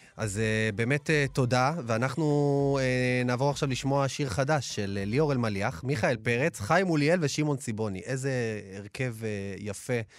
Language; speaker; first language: Hebrew; native; Hebrew